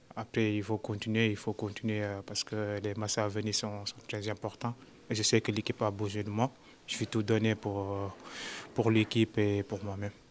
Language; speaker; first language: French; non-native, local second language; Wolof